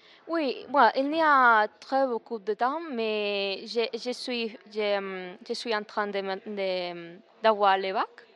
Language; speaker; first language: French; non-native, learner; Catalan